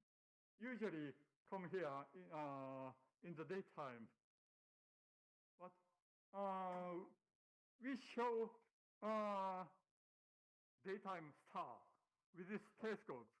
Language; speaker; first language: English; non-native, learner; Japanese